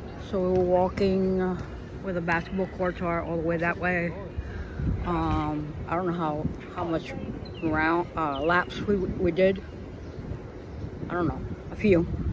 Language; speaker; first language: English; native; English